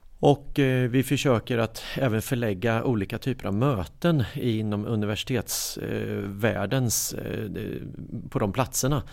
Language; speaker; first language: Swedish; native; Swedish